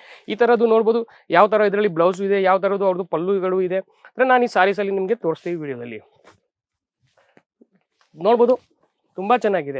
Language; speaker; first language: Kannada; non-native, local second language; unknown